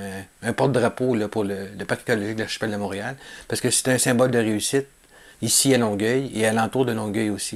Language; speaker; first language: French; native; French